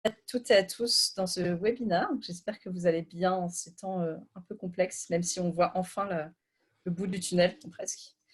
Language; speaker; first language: French; native; French